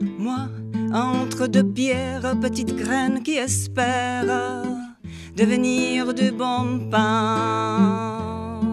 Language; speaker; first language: French; non-native, fluent; Czech